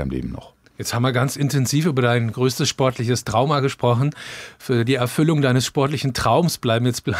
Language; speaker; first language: German; native; German